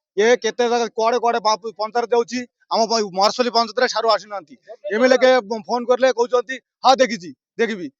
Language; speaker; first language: Odia; non-native, local second language; Bangla